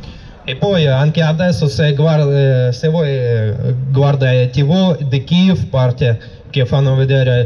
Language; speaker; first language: Italian; non-native, learner; Russian